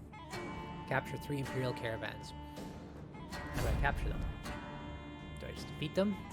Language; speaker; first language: English; native; English